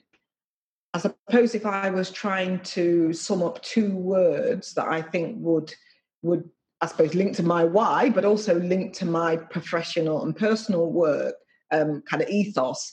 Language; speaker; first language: English; native; English